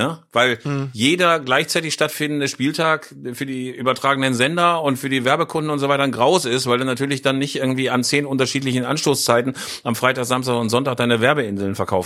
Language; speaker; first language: German; native; German